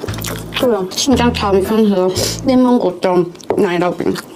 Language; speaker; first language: Chinese; non-native, learner; Korean